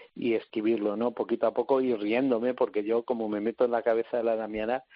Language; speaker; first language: Spanish; native; Spanish